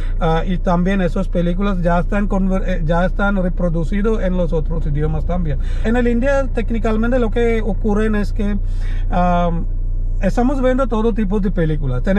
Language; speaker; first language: Spanish; non-native, learner; Malayalam